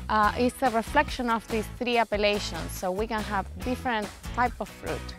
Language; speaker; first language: English; non-native, fluent; Spanish